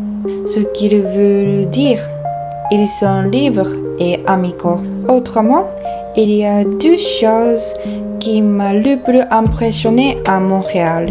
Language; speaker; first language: French; non-native, learner; Japanese